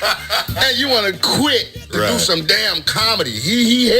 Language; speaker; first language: English; native; English